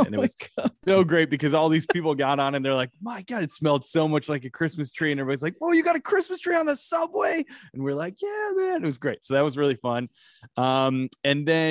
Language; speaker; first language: English; native; English